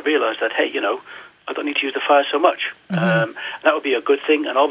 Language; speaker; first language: English; native; English